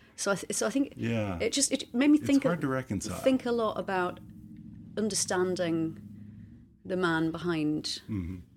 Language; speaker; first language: English; native; English